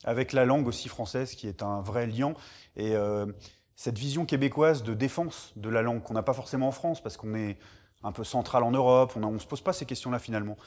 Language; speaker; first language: French; native; French